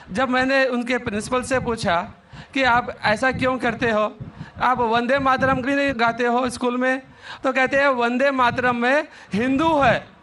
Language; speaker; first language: Hindi; native; Hindi